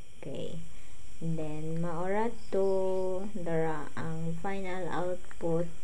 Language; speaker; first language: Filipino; non-native, local second language; Cebuano